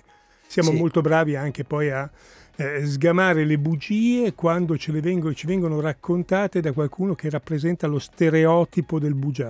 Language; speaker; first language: Italian; native; Italian